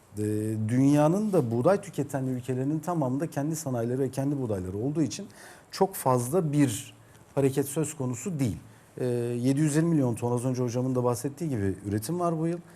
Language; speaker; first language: Turkish; native; Turkish